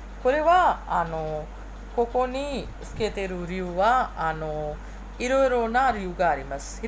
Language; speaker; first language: Japanese; non-native, fluent; Hindi